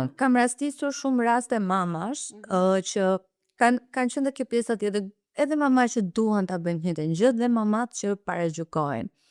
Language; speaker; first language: Albanian; early bilingual, heritage; Albanian